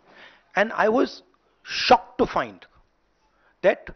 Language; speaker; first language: English; non-native, local second language; Hindi